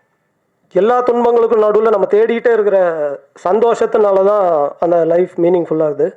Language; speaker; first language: Tamil; native; Tamil